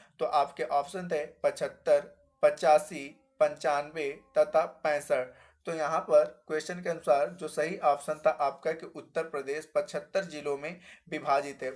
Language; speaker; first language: Hindi; native; Hindi